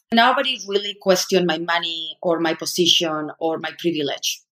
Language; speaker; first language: English; non-native, fluent; Spanish